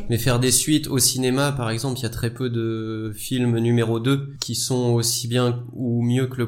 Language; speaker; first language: French; native; French